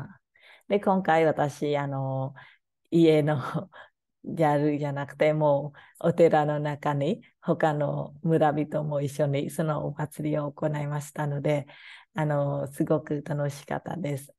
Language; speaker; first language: Japanese; non-native, learner; Khmer